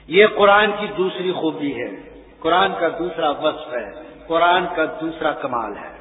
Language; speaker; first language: Urdu; non-native, local second language; Punjabi